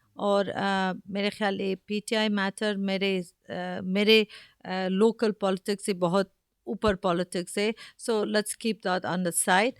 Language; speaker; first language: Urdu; early bilingual, heritage; Urdu